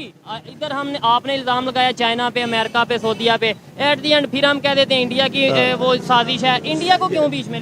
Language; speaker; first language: Urdu; native; Urdu